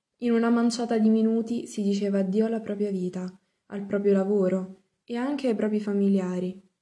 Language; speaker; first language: Italian; native; Italian